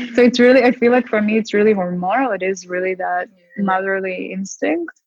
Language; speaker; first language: English; non-native, fluent; Hebrew